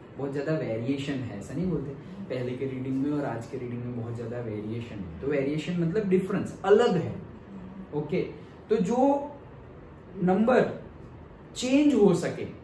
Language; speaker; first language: Hindi; non-native, local second language; Gujarati